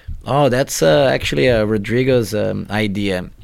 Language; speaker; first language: English; non-native, fluent; Portuguese